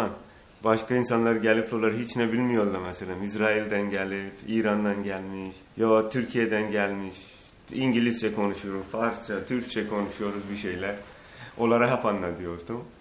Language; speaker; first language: Turkish; non-native, learner; Azerbaijani